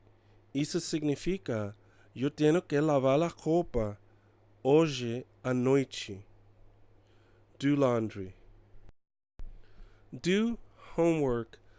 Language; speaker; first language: Portuguese; non-native, learner; English